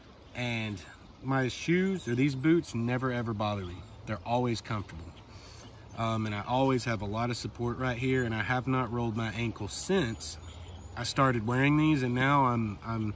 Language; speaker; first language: English; native; English